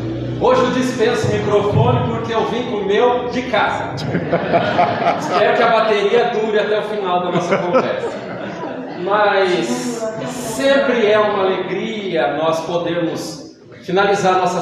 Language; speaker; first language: Portuguese; native; Portuguese